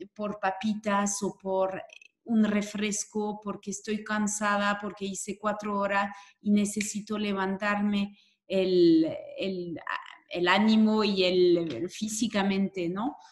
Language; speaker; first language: Spanish; non-native, fluent; French